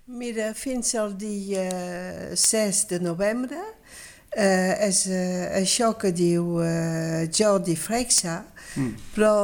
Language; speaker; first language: Catalan; early bilingual, heritage; Catalan